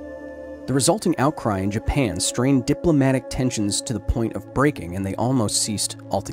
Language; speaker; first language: English; native; English